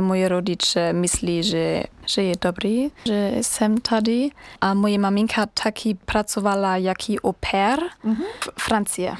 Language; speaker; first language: Czech; non-native, learner; German